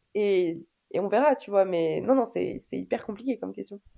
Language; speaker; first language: French; native; French